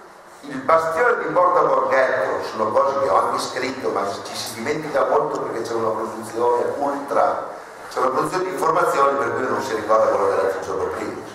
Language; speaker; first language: Italian; native; Italian